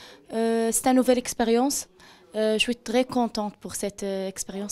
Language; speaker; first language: French; non-native, local second language; Arabic